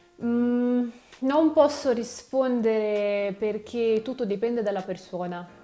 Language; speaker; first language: Italian; non-native, fluent; Russian